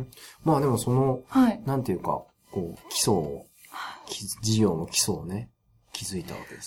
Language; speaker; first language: Japanese; native; Japanese